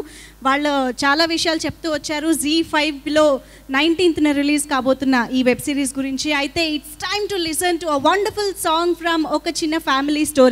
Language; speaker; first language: Telugu; native; Telugu